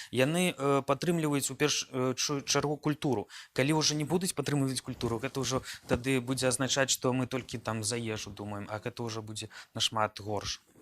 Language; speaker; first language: Belarusian; native; Belarusian